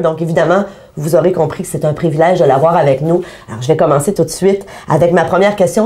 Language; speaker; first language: French; native; French